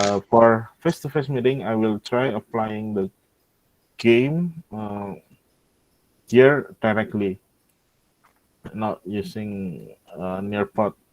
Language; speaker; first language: English; non-native, local second language; Indonesian